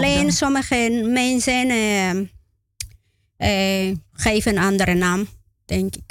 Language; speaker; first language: Dutch; non-native, learner; Spanish